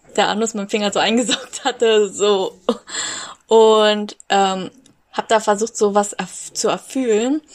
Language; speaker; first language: German; native; German